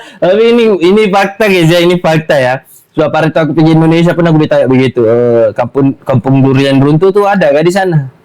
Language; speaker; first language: Malay; native; Malay